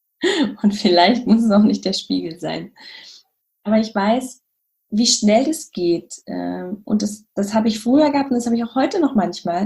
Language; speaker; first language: German; native; German